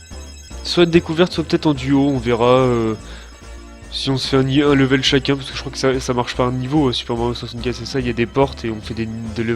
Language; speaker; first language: French; native; French